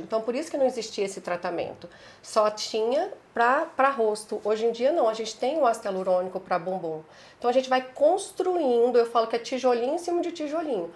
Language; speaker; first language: Portuguese; native; Portuguese